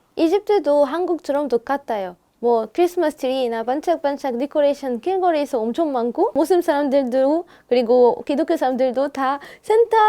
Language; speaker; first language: Korean; non-native, fluent; Arabic